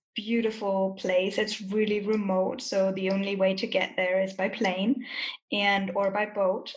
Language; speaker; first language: English; non-native, fluent; German